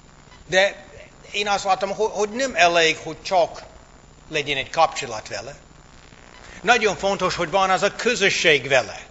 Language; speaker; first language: Hungarian; non-native, fluent; English